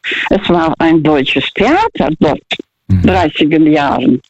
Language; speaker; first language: German; non-native, fluent; Russian